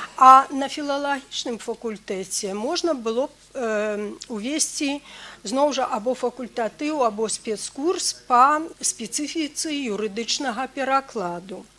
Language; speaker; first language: Belarusian; native; Belarusian